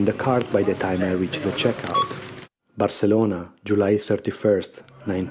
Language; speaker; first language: English; non-native, fluent; Italian